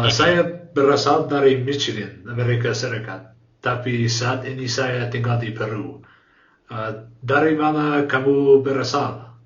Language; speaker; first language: Indonesian; non-native, learner; English